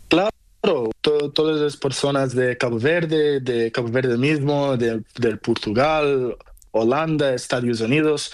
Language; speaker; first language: Spanish; non-native, learner; Portuguese